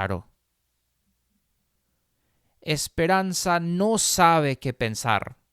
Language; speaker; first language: Spanish; non-native, fluent; English